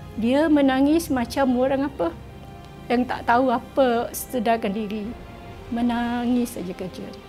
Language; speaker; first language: Malay; native; Malay